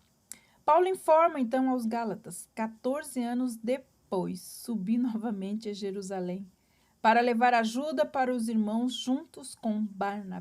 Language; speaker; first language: Portuguese; native; Portuguese